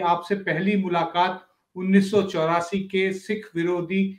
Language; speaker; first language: Hindi; native; Hindi